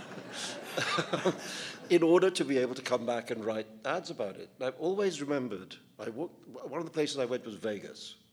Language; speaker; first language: English; non-native, local second language; Urdu